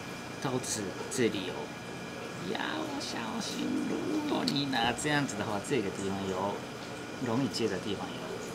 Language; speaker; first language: Chinese; non-native, learner; Japanese